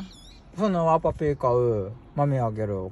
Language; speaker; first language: Japanese; native; Japanese